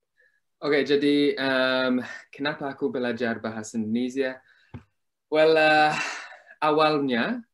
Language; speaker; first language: Indonesian; non-native, learner; English